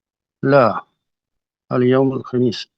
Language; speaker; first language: Arabic; non-native, learner; Urdu